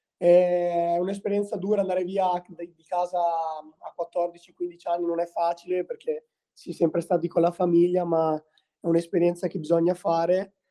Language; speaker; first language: Italian; native; Italian